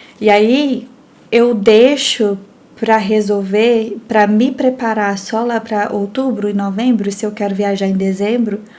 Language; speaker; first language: Portuguese; native; Portuguese